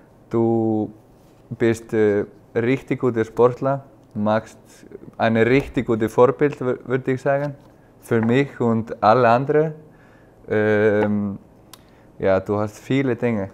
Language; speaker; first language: German; non-native, learner; Icelandic